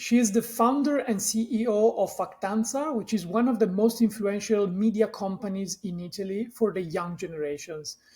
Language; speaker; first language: English; non-native, fluent; Italian